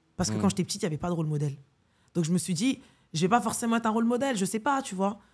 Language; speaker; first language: French; native; French